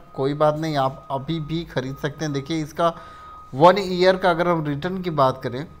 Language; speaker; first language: Hindi; native; Hindi